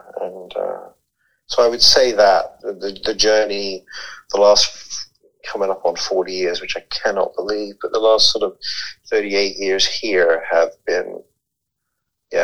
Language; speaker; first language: English; native; English